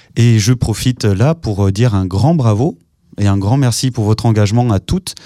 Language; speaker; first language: French; native; French